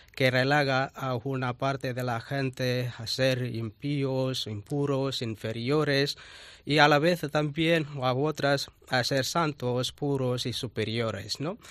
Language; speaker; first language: Spanish; non-native, fluent; Tamil